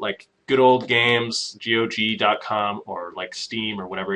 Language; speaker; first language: English; native; English